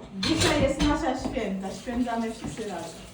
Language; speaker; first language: Polish; non-native, fluent; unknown